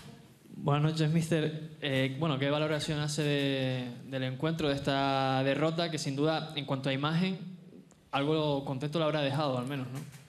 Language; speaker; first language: Spanish; native; Spanish